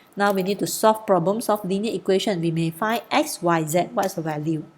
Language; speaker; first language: English; non-native, local second language; Malay